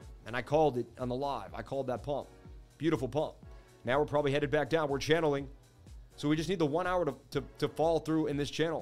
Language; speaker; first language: English; native; English